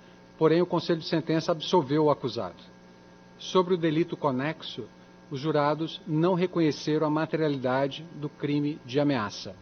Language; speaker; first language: Portuguese; native; Portuguese